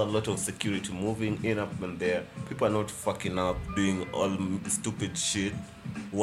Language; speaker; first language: English; non-native, local second language; Luo (Kenya and Tanzania)